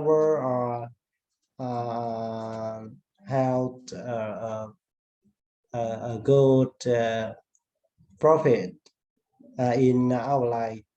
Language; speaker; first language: English; non-native, learner; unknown